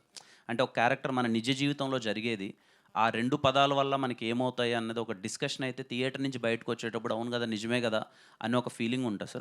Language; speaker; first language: Telugu; native; Telugu